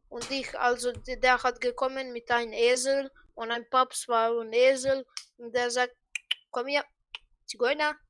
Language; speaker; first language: German; non-native, learner; Croatian